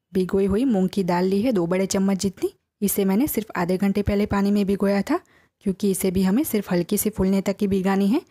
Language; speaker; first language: Hindi; non-native, local second language; Gujarati